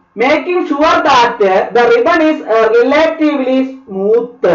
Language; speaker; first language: English; non-native, local second language; Malayalam